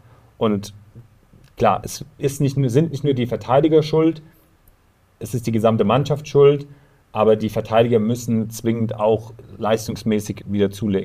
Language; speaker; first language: German; native; German